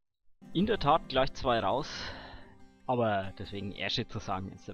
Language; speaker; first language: German; native; German